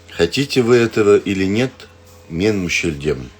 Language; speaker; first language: Russian; non-native, local second language; Kazakh